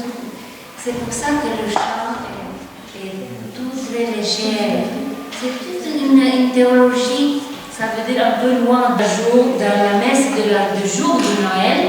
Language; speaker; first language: French; non-native, fluent; Italian